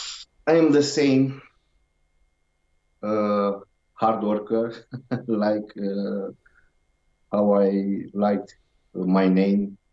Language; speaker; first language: English; non-native, learner; Romanian